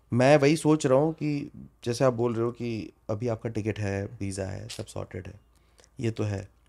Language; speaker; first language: Hindi; non-native, local second language; Bangla